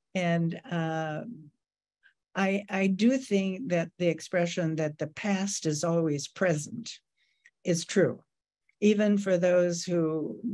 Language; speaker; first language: English; native; English